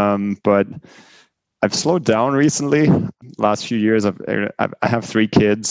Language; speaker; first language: English; non-native, fluent; German